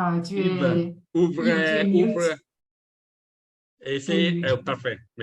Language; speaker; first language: French; non-native, learner; Italian